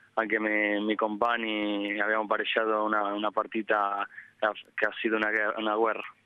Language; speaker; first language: Italian; non-native, learner; Spanish